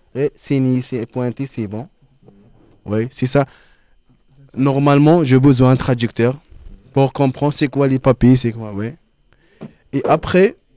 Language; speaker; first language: French; non-native, learner; Arabic